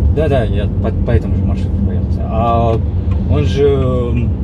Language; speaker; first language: Russian; non-native, local second language; Kazakh